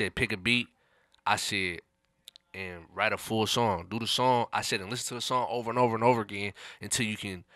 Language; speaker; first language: English; native; English